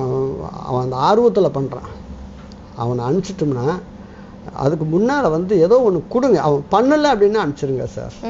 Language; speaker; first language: Tamil; native; Tamil